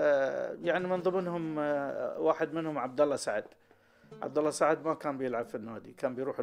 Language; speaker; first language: Arabic; native; Arabic